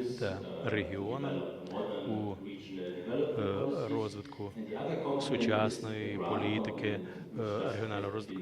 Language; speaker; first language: Ukrainian; non-native, fluent; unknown